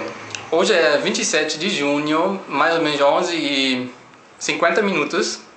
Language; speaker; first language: Portuguese; non-native, learner; German